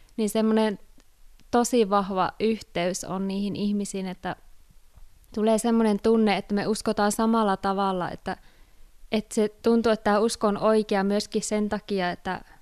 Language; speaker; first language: Finnish; non-native, fluent; English